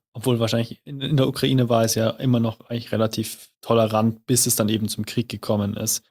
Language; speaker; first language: German; native; German